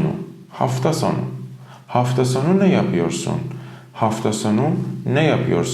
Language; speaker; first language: Turkish; non-native, fluent; Persian